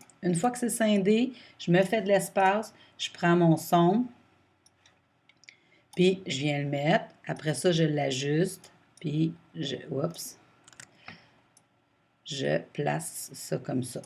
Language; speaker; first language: French; native; French